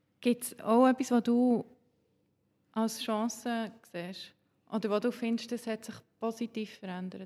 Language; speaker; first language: German; native; German